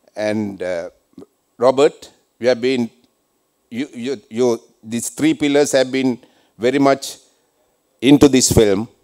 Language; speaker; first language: English; non-native, local second language; Sinhala